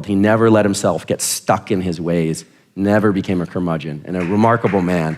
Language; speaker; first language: English; native; English